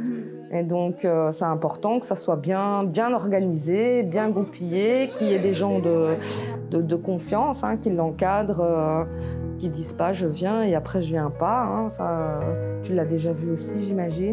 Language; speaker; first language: French; native; French